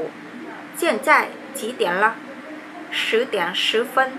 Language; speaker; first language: Chinese; non-native, learner; Vietnamese